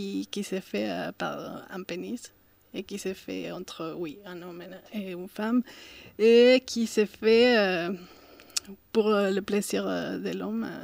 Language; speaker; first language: French; non-native, fluent; Spanish